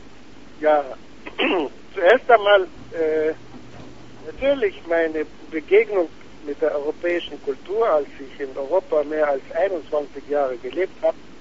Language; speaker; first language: German; non-native, fluent; Arabic